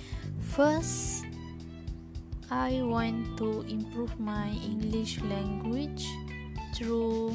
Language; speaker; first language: English; non-native, learner; Malay